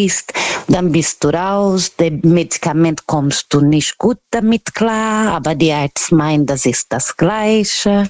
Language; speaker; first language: German; non-native, learner; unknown